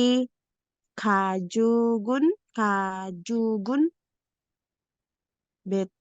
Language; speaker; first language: Korean; non-native, learner; Filipino